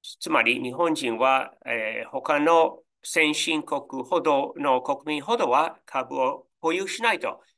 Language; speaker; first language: Japanese; non-native, fluent; English